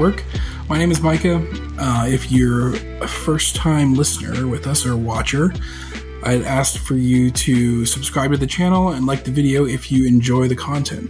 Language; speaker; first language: English; native; English